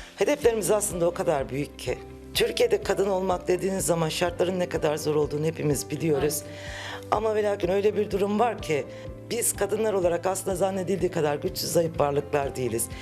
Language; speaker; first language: Turkish; native; Turkish